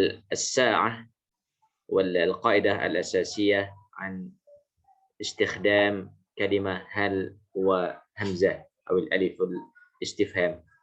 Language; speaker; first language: Arabic; non-native, fluent; Indonesian